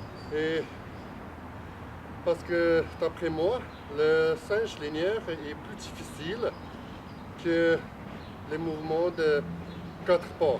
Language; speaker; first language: French; non-native, fluent; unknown